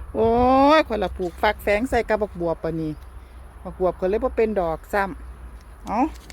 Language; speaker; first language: Thai; native; Thai